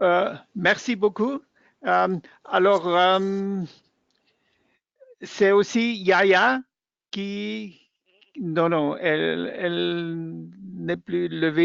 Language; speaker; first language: French; non-native, fluent; German